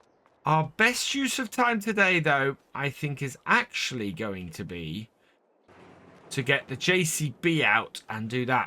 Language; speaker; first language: English; native; English